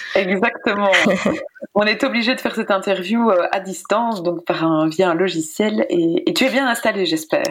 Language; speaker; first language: French; native; French